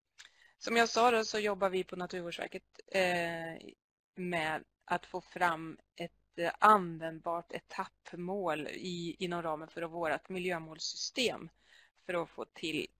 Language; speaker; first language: Swedish; native; Swedish